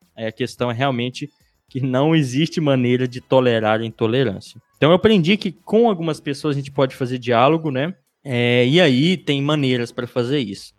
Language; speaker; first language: Portuguese; native; Portuguese